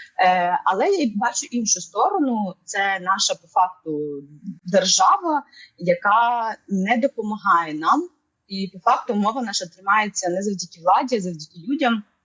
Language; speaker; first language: Ukrainian; non-native, local second language; Russian